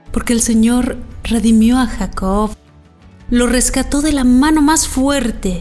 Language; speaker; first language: Spanish; native; Spanish